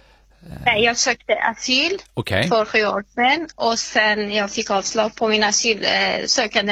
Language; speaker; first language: Swedish; non-native, fluent; Persian